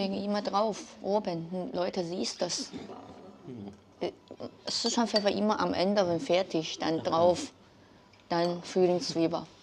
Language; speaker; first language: German; non-native, learner; Chinese